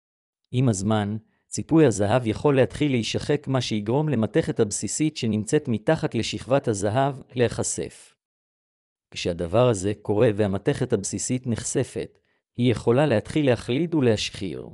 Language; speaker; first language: Hebrew; native; Hebrew